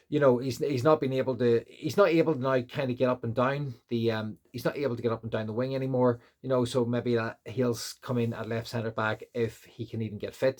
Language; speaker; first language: English; native; English